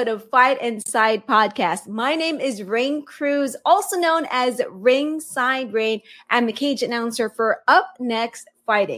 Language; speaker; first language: English; non-native, local second language; Filipino